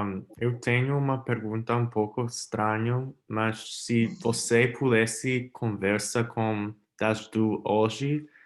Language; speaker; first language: Portuguese; non-native, learner; English